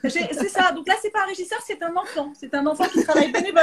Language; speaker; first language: French; native; French